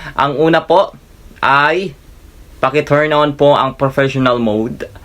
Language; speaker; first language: Filipino; non-native, local second language; Cebuano